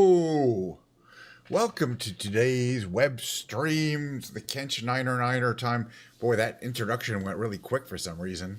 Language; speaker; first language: English; native; English